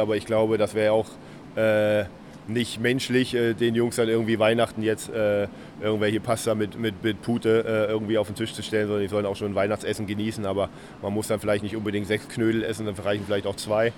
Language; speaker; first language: German; native; German